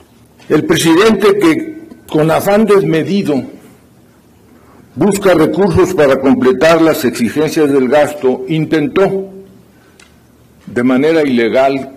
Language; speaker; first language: Spanish; native; Spanish